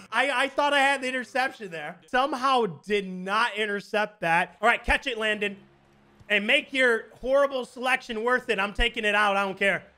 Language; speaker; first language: English; native; English